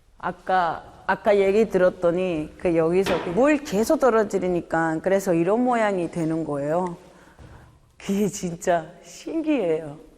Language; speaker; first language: Korean; non-native, fluent; Spanish